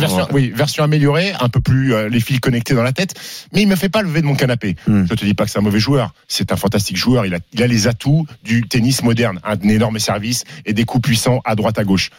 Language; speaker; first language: French; native; French